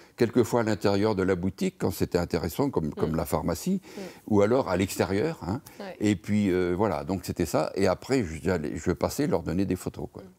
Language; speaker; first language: French; native; French